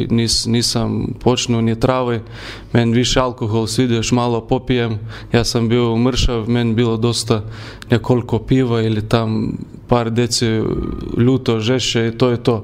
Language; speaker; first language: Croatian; non-native, learner; Lithuanian